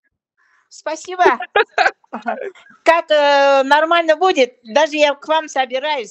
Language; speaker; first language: Russian; non-native, local second language; Kazakh